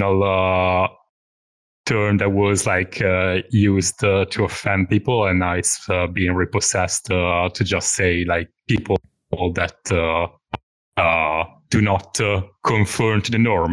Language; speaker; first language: English; non-native, fluent; Italian